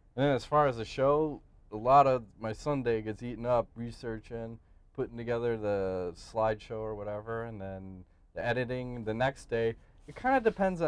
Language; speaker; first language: English; native; English